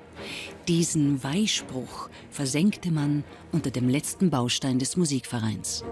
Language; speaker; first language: German; native; German